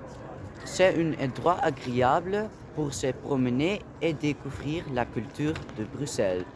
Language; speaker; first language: French; non-native, learner; Dutch